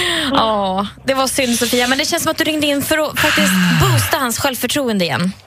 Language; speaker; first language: Swedish; native; Swedish